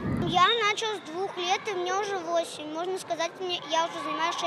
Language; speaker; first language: Russian; non-native, local second language; Tajik